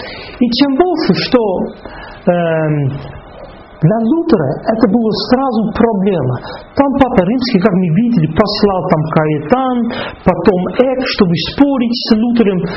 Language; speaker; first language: Russian; non-native, fluent; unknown